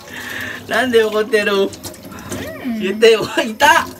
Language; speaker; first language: Japanese; non-native, learner; Filipino